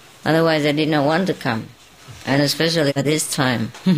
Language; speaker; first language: English; non-native, fluent; Vietnamese